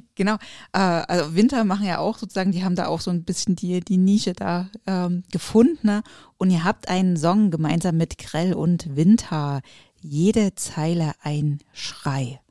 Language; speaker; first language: German; native; German